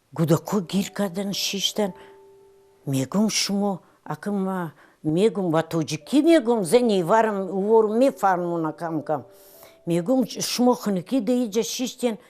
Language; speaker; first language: Tajik; non-native, fluent; Russian